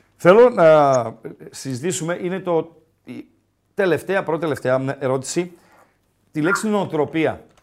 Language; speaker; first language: Greek; native; Greek